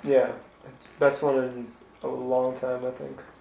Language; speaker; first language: English; native; English